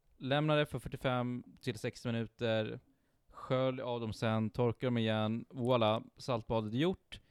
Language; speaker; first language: Swedish; non-native, fluent; Italian